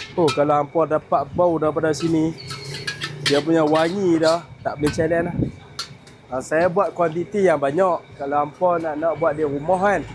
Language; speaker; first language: Malay; native; Malay